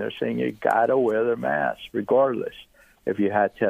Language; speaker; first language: English; early bilingual, other home language; Greek